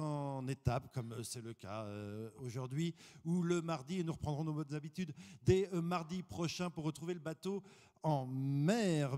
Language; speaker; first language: French; native; French